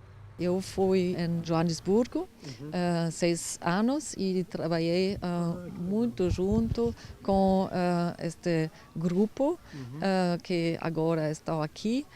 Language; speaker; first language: Portuguese; non-native, fluent; German